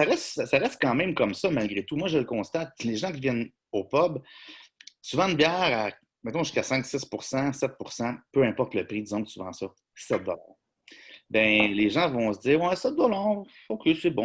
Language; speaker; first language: French; native; French